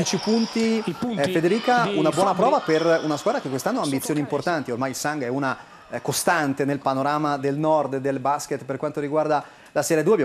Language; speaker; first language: Italian; native; Italian